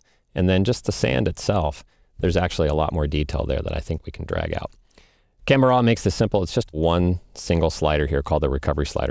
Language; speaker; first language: English; native; English